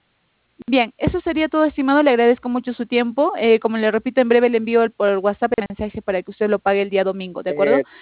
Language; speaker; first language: Spanish; native; Spanish